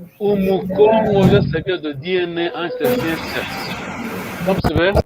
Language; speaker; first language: Portuguese; non-native, local second language; Kongo